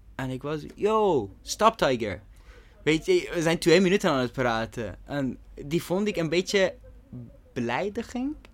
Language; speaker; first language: Dutch; non-native, fluent; Persian